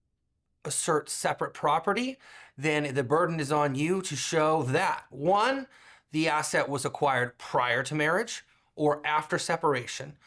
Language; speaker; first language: English; native; English